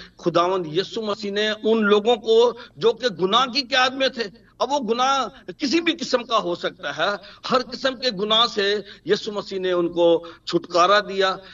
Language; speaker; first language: Urdu; non-native, local second language; Punjabi